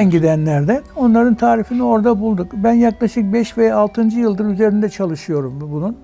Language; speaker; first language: Turkish; native; Turkish